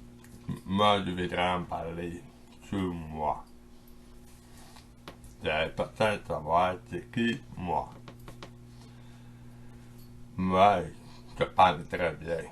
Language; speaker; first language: French; non-native, local second language; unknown